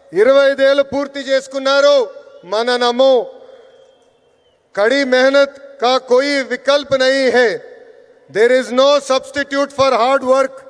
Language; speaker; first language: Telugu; native; Telugu